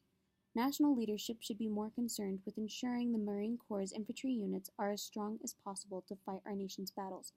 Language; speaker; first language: English; native; English